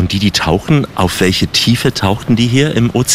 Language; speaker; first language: German; native; German